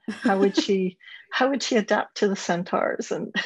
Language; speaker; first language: English; native; English